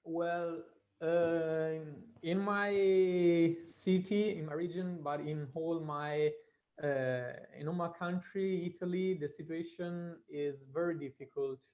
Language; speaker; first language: English; non-native, fluent; Italian